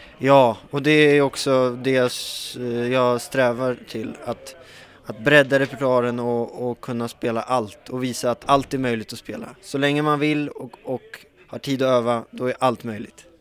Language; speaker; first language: Swedish; native; Swedish